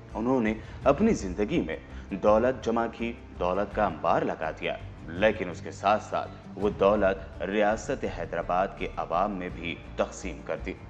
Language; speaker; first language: Urdu; native; Urdu